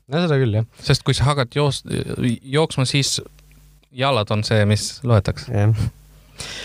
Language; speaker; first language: Estonian; non-native, fluent; Macedonian